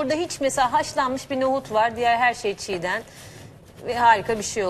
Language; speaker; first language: Turkish; native; Turkish